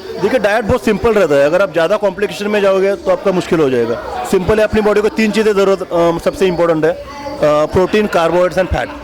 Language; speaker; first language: Hindi; non-native, local second language; Marathi